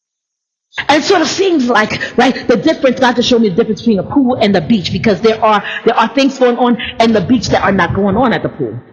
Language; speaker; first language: English; native; English